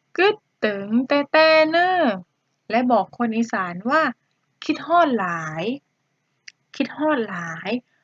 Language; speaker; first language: Thai; native; Thai